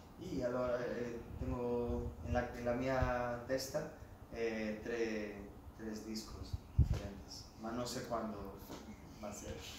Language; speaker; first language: Italian; non-native, learner; Galician